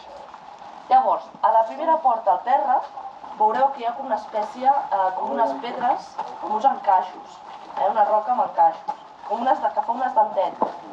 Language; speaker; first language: Catalan; native; Catalan